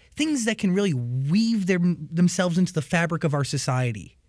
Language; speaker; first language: English; native; English